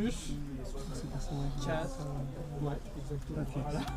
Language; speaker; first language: French; native; French